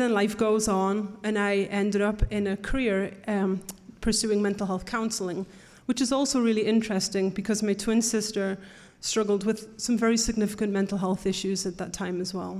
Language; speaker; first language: English; native; English